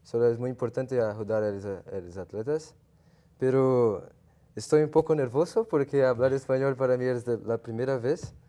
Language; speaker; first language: Spanish; non-native, learner; Portuguese